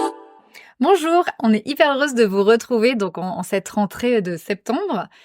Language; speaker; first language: French; native; French